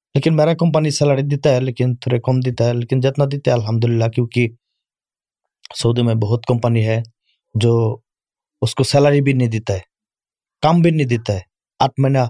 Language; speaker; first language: Urdu; non-native, learner; Bangla